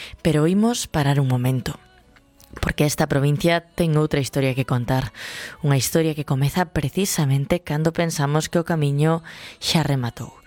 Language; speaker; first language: Galician; native; Galician